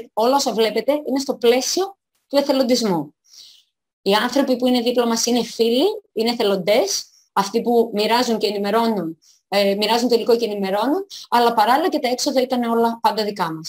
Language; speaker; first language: Greek; native; Greek